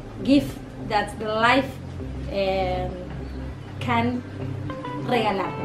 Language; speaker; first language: English; non-native, learner; Spanish